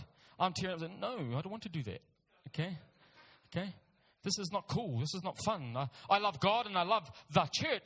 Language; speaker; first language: English; native; English